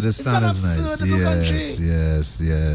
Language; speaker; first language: English; native; English